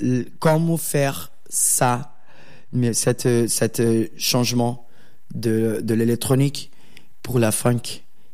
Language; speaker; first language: French; non-native, learner; Portuguese